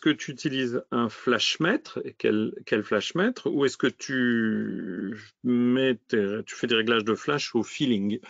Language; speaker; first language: French; native; French